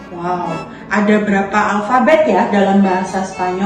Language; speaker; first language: Indonesian; native; Indonesian